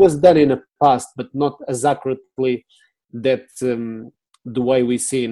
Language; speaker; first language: English; non-native, fluent; Portuguese